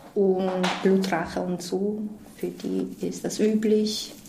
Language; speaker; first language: German; non-native, fluent; Georgian